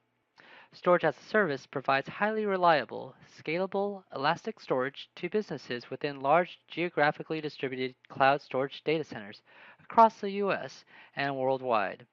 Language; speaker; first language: English; native; English